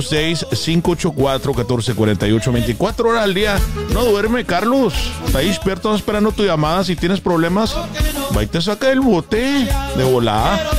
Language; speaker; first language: Spanish; early bilingual, other home language; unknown